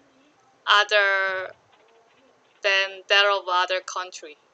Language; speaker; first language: English; non-native, learner; Korean